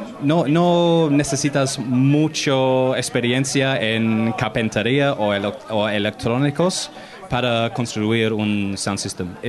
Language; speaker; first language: Spanish; non-native, learner; English